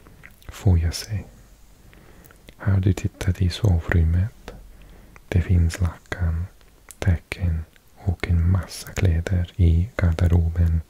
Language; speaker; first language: Swedish; non-native, learner; English